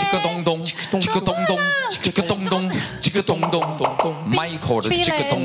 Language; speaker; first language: Chinese; native; Chinese